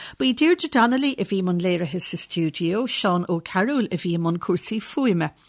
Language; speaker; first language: Irish; native; Irish